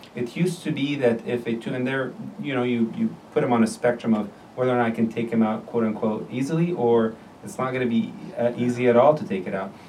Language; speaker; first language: English; non-native, fluent; Arabic